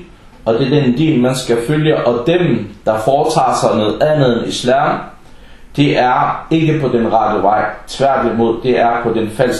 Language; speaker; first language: Danish; non-native, local second language; Arabic